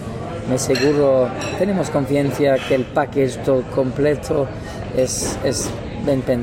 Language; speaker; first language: Spanish; non-native, learner; French